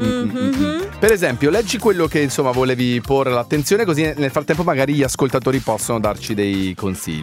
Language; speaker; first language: Italian; native; Italian